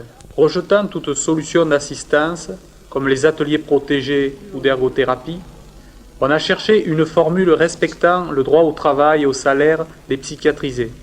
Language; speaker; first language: French; native; French